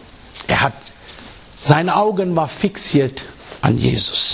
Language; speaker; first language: German; non-native, fluent; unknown